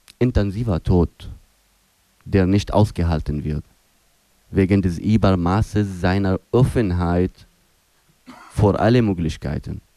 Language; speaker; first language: German; non-native, fluent; Arabic